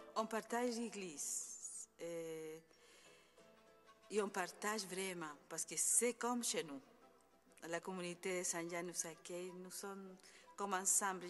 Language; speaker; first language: French; non-native, fluent; Spanish